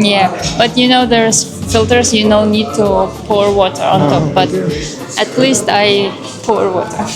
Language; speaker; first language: English; non-native, learner; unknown